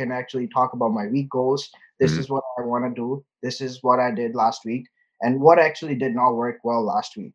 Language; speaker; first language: English; non-native, local second language; Urdu